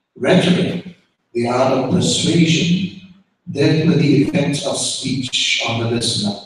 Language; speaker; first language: English; non-native, fluent; German